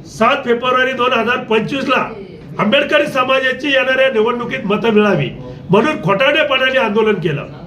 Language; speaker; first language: Marathi; native; Marathi